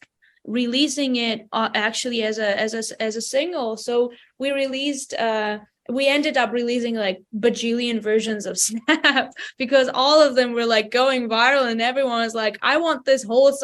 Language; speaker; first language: English; non-native, fluent; Armenian